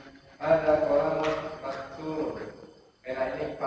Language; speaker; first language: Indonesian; native; Indonesian